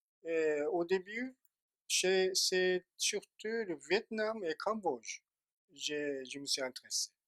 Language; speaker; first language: French; non-native, fluent; Japanese